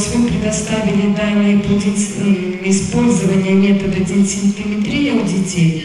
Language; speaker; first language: Russian; native; Russian